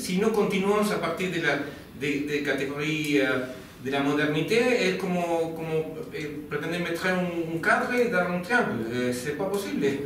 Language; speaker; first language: French; non-native, learner; Spanish